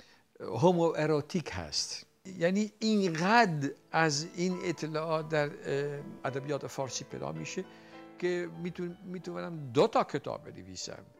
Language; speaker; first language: Persian; non-native, fluent; Dutch